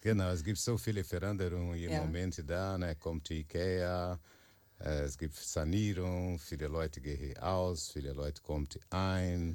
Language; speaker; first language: German; non-native, learner; Portuguese